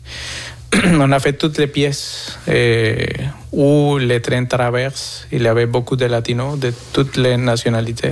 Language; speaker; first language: French; non-native, fluent; Spanish